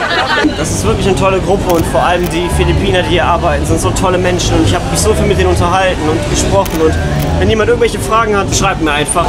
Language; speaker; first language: German; native; German